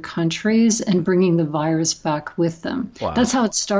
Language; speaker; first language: English; native; English